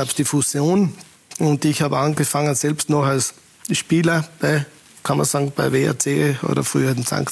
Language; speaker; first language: German; native; German